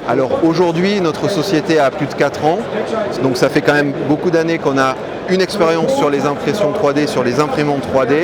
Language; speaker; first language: French; native; French